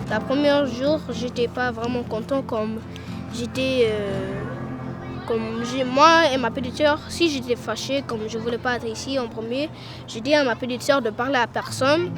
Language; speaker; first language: French; early bilingual, other home language; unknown